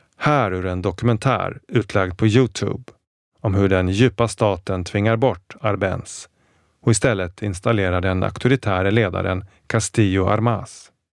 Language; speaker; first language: Swedish; native; Swedish